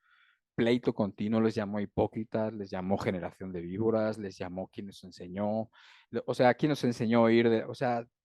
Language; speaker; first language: Spanish; native; Spanish